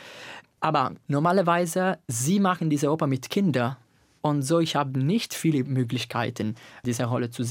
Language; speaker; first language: German; non-native, learner; Italian